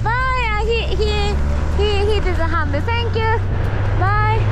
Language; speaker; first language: English; non-native, learner; Japanese